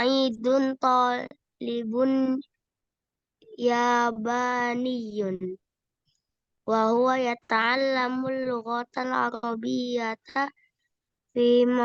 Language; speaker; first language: Arabic; non-native, learner; Indonesian